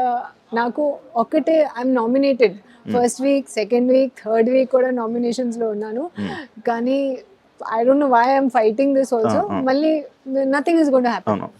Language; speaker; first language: Telugu; non-native, learner; Hindi